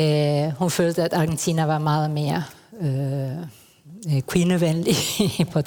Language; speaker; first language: Danish; non-native, fluent; Spanish